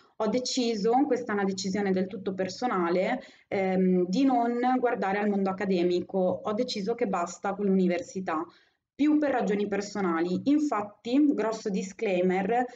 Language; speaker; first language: Italian; native; Italian